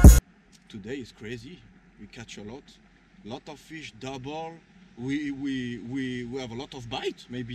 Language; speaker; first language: English; non-native, learner; French